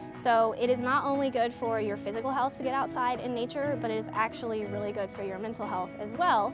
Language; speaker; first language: English; native; English